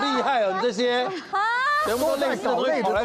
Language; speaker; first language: Chinese; native; Chinese